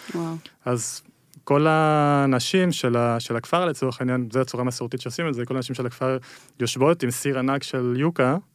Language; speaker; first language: Hebrew; early bilingual, other home language; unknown